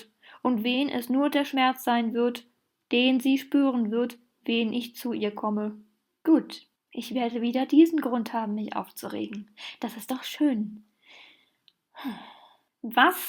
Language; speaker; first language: German; native; German